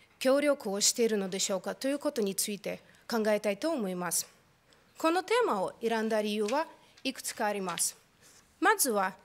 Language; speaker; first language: Japanese; non-native, fluent; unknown